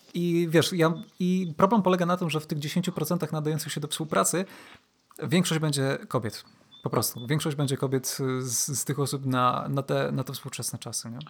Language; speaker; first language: Polish; native; Polish